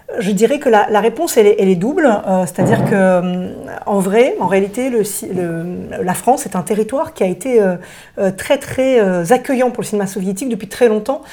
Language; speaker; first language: French; early bilingual, other home language; Russian